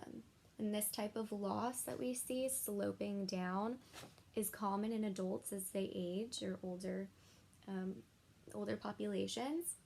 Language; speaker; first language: English; native; English